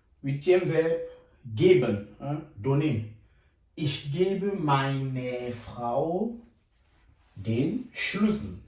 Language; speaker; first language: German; non-native, fluent; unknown